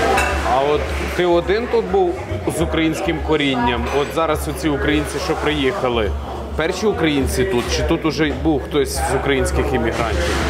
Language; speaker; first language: Ukrainian; native; Ukrainian